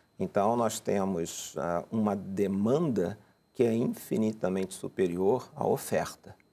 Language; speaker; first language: Portuguese; native; Portuguese